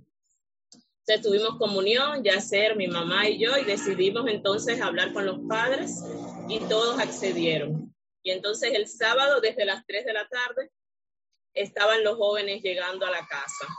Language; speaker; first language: Spanish; native; Spanish